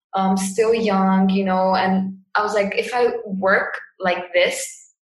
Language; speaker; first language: English; non-native, fluent; Greek